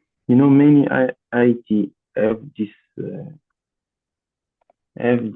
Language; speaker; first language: English; non-native, learner; Portuguese